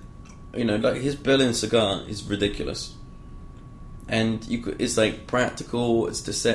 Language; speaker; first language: English; native; English